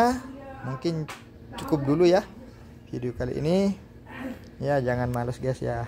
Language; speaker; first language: Indonesian; native; Indonesian